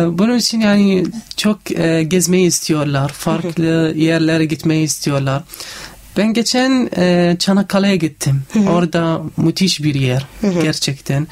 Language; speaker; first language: Turkish; non-native, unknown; Arabic